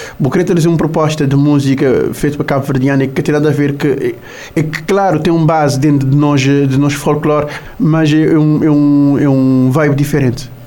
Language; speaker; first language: Portuguese; non-native, local second language; Kabuverdianu